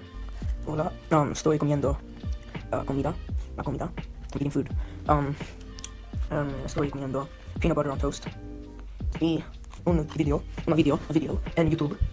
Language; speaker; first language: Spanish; non-native, learner; Swedish